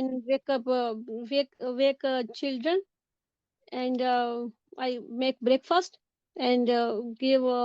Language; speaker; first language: English; non-native, learner; Urdu